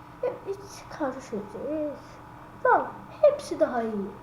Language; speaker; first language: Turkish; non-native, learner; Azerbaijani